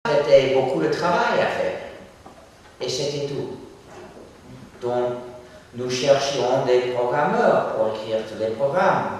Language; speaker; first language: French; non-native, fluent; English